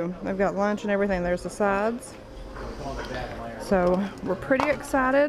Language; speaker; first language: English; native; English